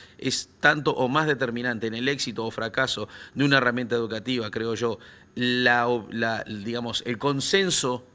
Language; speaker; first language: Spanish; native; Spanish